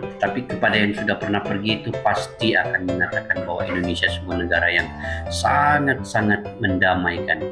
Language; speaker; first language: Malay; native; Malay